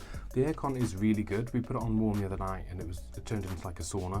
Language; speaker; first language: English; native; English